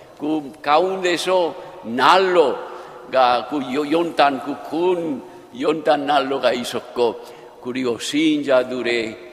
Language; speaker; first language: Korean; non-native, fluent; Japanese